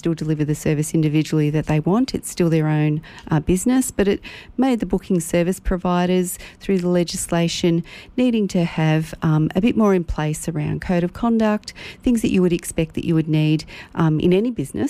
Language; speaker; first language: English; native; English